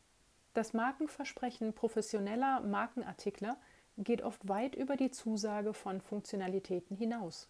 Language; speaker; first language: German; native; German